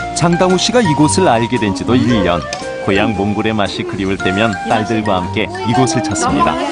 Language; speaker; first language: Korean; native; Korean